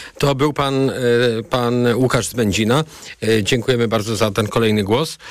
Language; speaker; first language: Polish; native; Polish